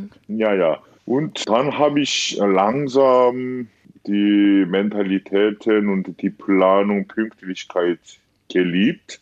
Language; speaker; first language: German; non-native, fluent; Korean